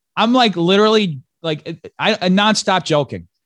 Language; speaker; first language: English; early bilingual, other home language; Portuguese